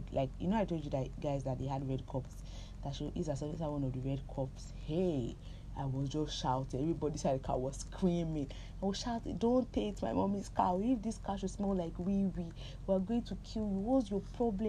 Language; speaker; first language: English; non-native, local second language; Yoruba